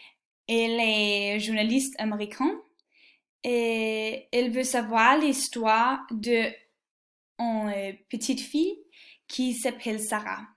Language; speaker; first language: French; non-native, learner; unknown